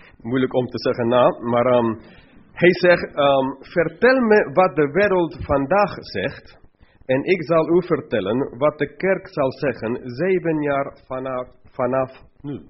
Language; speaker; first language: Dutch; non-native, fluent; English